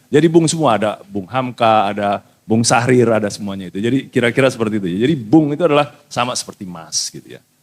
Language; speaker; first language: Indonesian; native; Indonesian